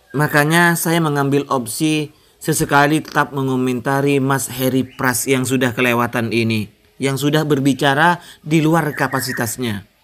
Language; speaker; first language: Indonesian; non-native, local second language; Madurese